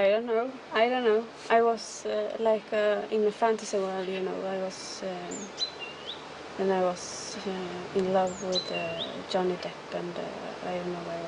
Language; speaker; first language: English; non-native, learner; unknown